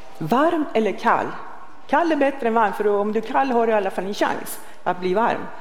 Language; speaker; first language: Swedish; native; Swedish